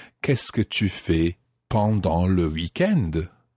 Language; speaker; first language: French; non-native, fluent; English